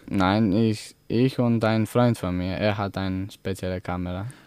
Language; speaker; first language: German; non-native, learner; Romanian